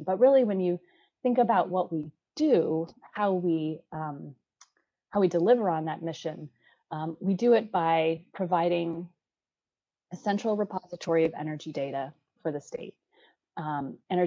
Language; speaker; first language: English; native; English